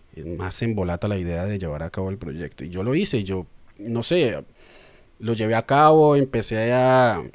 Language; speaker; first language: Spanish; native; Spanish